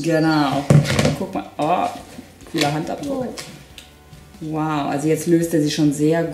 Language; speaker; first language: German; native; German